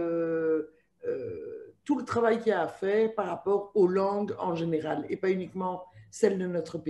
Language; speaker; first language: French; native; French